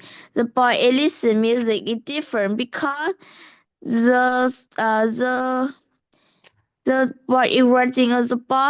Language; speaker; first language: English; non-native, learner; Vietnamese